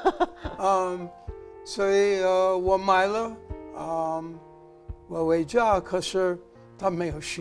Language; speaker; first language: Chinese; non-native, learner; English